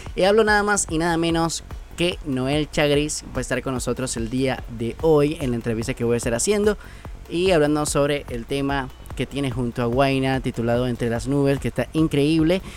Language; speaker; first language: Spanish; native; Spanish